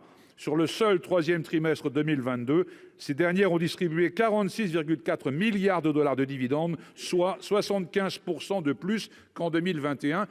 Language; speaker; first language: French; native; French